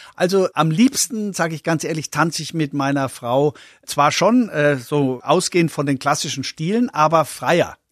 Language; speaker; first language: German; native; German